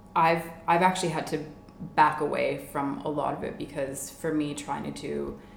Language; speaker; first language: English; native; English